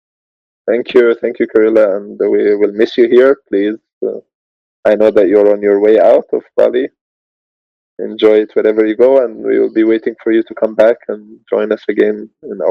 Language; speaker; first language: English; non-native, fluent; Arabic